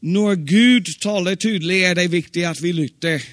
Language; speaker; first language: Swedish; non-native, fluent; English